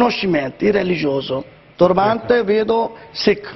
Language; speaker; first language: Italian; non-native, learner; Punjabi